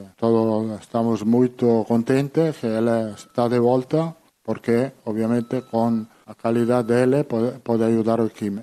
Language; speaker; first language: Portuguese; non-native, fluent; Italian